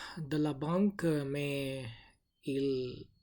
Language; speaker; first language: French; non-native, learner; English